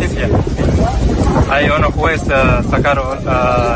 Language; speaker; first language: Spanish; non-native, learner; Arabic